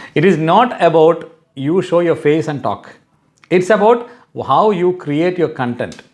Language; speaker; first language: English; non-native, local second language; Malayalam